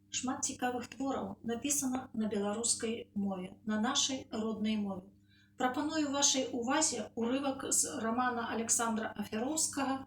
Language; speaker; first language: Belarusian; native; Belarusian